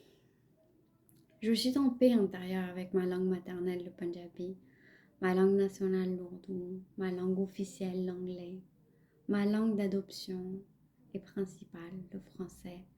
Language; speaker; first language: French; non-native, fluent; Punjabi